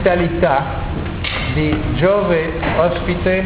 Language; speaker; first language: Italian; non-native, learner; French